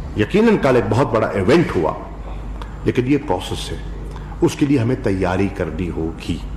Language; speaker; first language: Urdu; native; Urdu